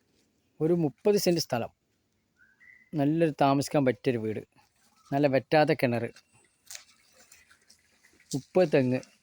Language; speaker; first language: Malayalam; native; Malayalam